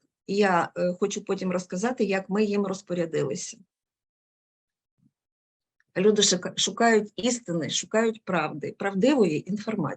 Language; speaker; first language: Ukrainian; non-native, local second language; Russian